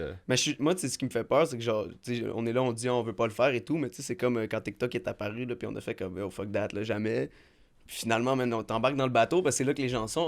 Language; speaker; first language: French; native; French